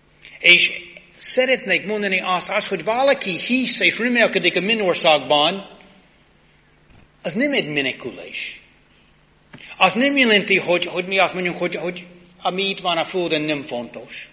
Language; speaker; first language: Hungarian; non-native, learner; English